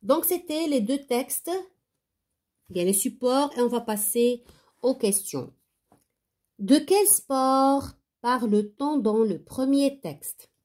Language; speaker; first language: French; non-native, local second language; Arabic